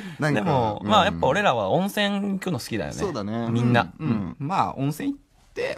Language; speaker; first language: Japanese; native; Japanese